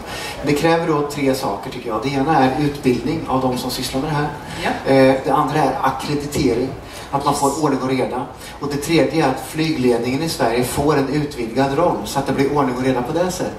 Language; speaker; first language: Swedish; native; Swedish